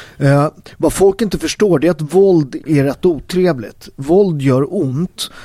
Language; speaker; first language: Swedish; early bilingual, other home language; Italian